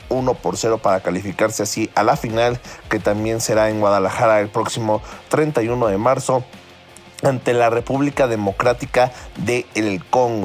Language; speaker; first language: Spanish; native; Spanish